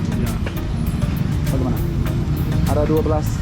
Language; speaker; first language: Indonesian; non-native, learner; English